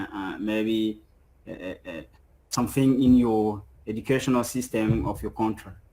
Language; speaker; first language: English; non-native, fluent; French